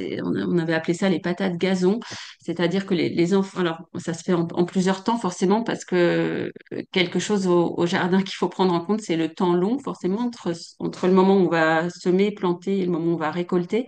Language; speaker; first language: French; native; French